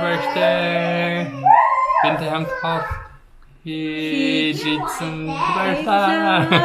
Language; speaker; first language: Mongolian; non-native, learner; English